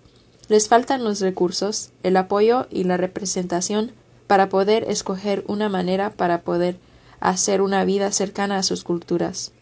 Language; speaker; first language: Spanish; non-native, fluent; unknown